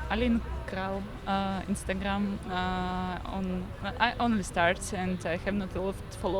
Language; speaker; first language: English; non-native, learner; Slovak